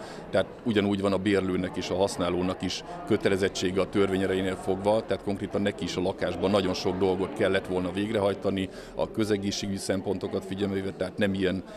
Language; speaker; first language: Hungarian; native; Hungarian